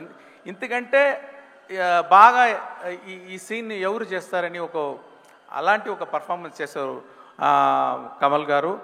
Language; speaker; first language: Telugu; non-native, local second language; Tamil